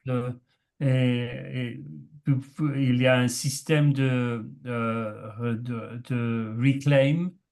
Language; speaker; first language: French; non-native, learner; English